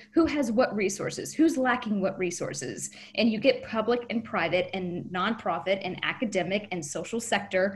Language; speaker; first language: English; native; English